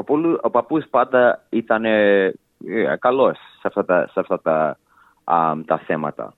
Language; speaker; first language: Greek; early bilingual, heritage; English